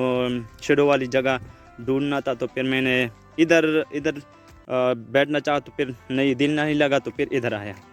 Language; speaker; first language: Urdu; non-native, local second language; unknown